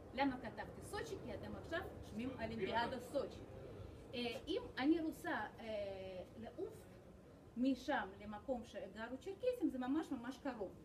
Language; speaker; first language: Hebrew; non-native, fluent; Russian